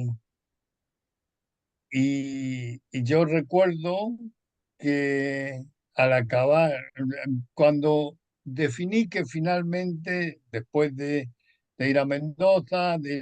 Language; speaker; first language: Spanish; native; Spanish